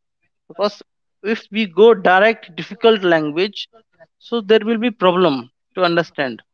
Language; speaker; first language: English; non-native, local second language; Hindi